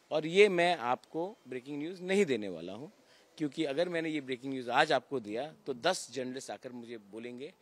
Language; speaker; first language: Hindi; non-native, local second language; Kok Borok